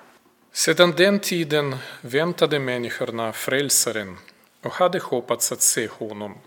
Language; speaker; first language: Swedish; non-native, fluent; Russian